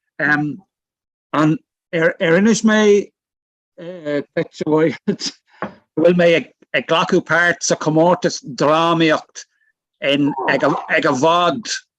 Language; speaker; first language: Irish; non-native, local second language; English